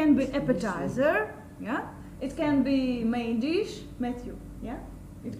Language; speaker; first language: English; non-native, fluent; Russian